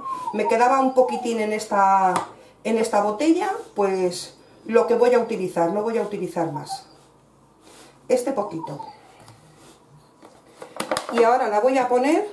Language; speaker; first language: Spanish; native; Spanish